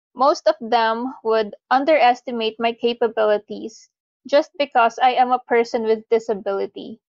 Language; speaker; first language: English; non-native, local second language; Filipino